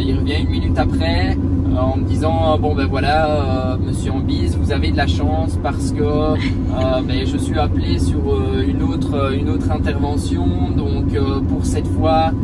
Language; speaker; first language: French; native; French